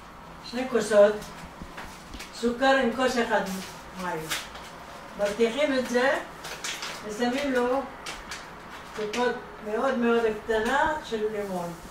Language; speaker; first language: Hebrew; non-native, fluent; Arabic